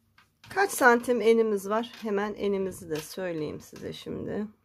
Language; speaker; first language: Turkish; native; Turkish